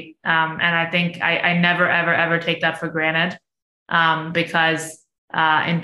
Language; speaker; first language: English; non-native, local second language; Urdu